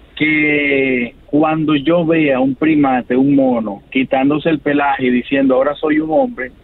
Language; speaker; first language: Spanish; native; Spanish